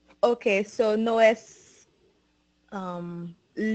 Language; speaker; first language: Spanish; non-native, learner; English